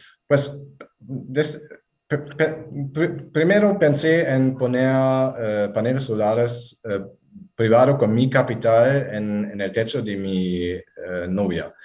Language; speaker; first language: Spanish; non-native, fluent; German